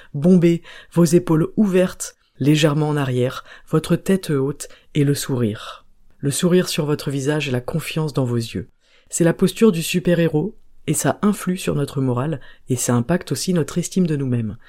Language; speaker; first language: French; native; French